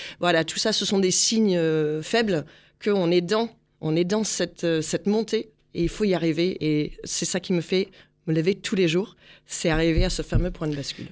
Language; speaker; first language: French; non-native, fluent; English